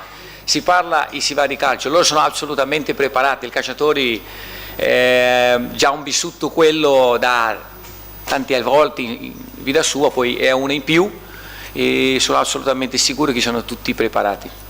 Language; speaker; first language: Italian; non-native, fluent; Portuguese